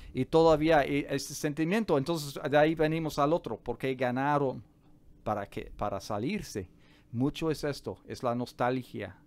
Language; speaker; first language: Spanish; non-native, fluent; English